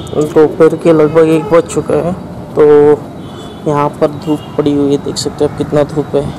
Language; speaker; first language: Hindi; non-native, local second language; Marathi